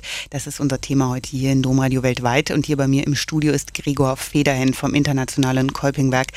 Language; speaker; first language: German; native; German